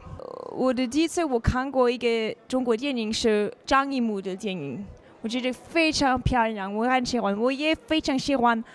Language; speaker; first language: Chinese; non-native, learner; French